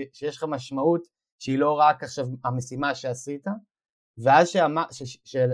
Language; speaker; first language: Hebrew; native; Hebrew